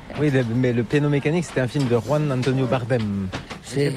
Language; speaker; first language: French; native; French